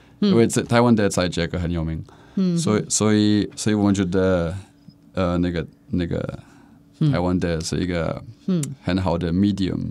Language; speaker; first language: Chinese; non-native, learner; Czech